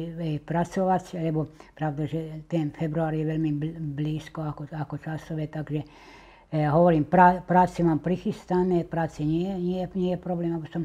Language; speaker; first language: Slovak; native; Slovak